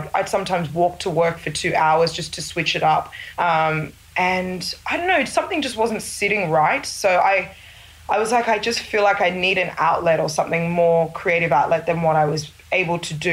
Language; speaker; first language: English; native; English